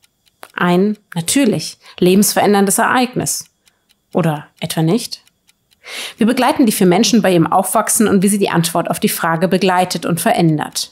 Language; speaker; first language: German; native; German